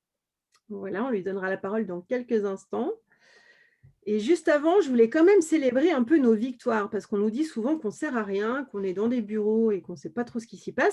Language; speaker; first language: French; native; French